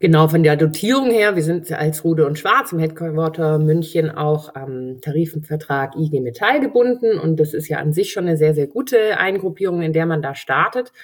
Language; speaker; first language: German; native; German